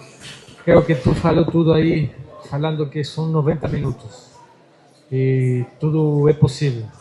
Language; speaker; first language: Portuguese; non-native, fluent; Spanish